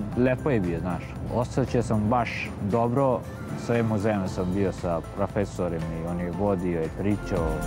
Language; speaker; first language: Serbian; non-native, local second language; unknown